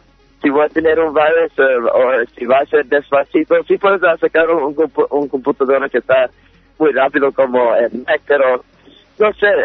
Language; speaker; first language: Spanish; early bilingual, heritage; English